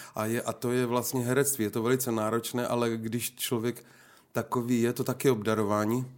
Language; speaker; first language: Czech; native; Czech